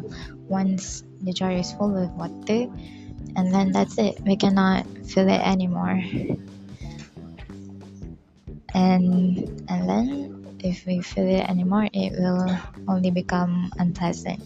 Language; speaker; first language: English; non-native, local second language; Malay